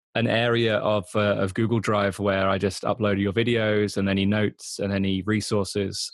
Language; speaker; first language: English; native; English